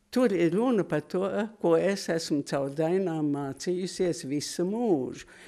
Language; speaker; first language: Latvian; early bilingual, heritage; Latvian